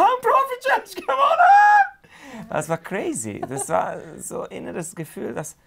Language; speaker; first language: German; non-native, fluent; Hungarian